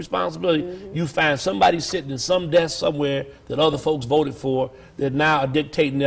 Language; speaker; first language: English; native; English